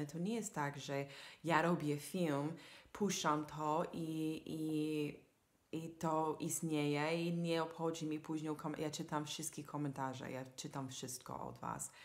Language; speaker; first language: Polish; non-native, fluent; English